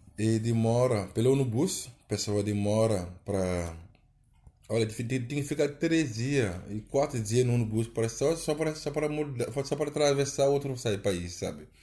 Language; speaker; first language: Portuguese; non-native, learner; Wolof